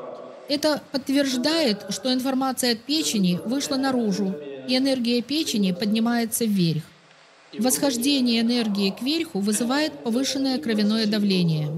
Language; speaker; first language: Russian; native; Russian